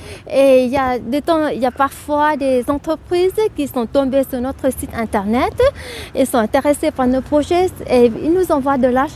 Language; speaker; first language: French; non-native, fluent; Vietnamese